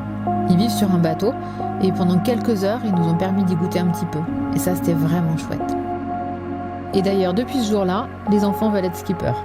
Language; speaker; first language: French; native; French